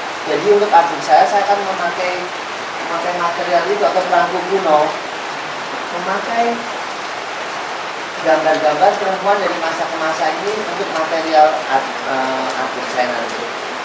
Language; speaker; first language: Indonesian; native; Indonesian